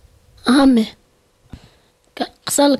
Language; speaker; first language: Spanish; non-native, learner; Arabic